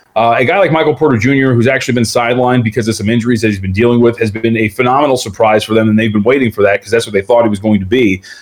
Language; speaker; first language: English; native; English